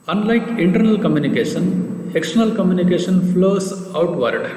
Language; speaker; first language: English; non-native, local second language; Kannada